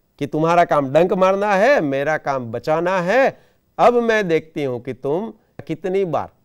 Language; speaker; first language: Hindi; non-native, local second language; Gujarati